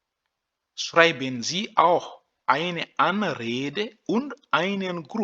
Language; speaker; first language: German; non-native, fluent; French